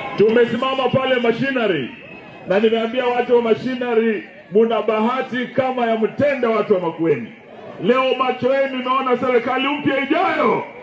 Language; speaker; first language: Swahili; non-native, local second language; Kikuyu